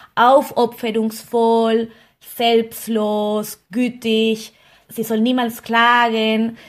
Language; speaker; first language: German; non-native, fluent; Spanish